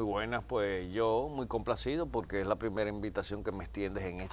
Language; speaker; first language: Spanish; native; Spanish